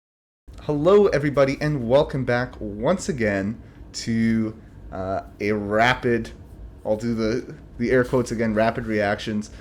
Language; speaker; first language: English; native; English